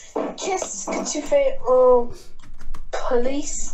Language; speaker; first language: French; non-native, learner; English